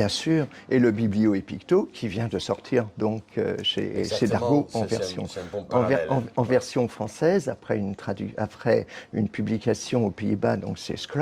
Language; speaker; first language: French; native; French